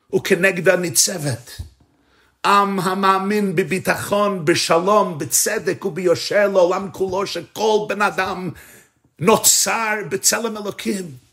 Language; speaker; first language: Hebrew; non-native, fluent; English